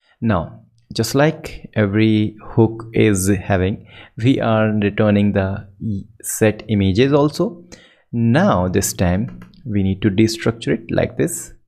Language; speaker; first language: English; non-native, local second language; Hindi